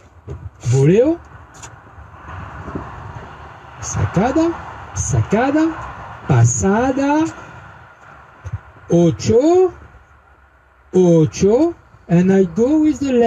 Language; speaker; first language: English; non-native, learner; French